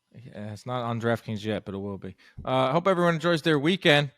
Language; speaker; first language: English; native; English